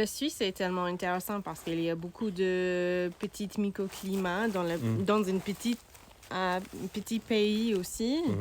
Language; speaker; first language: French; non-native, learner; English